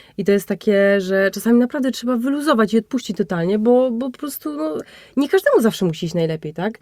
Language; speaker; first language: Polish; native; Polish